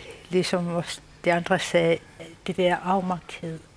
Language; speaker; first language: Danish; non-native, local second language; Kalaallisut